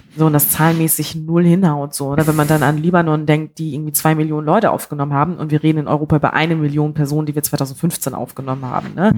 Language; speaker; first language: German; early bilingual, other home language; Bambara